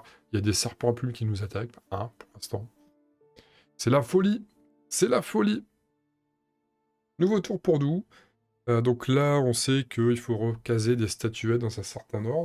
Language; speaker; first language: French; native; French